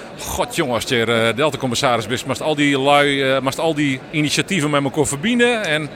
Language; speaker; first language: Dutch; non-native, local second language; Western Frisian